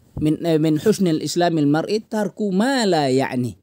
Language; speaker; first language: Arabic; non-native, fluent; Indonesian